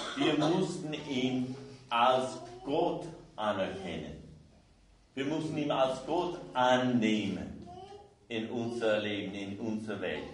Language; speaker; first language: German; non-native, fluent; English